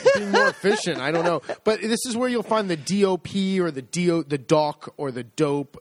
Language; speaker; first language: English; native; English